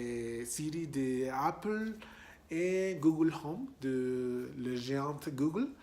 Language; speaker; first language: French; non-native, learner; Spanish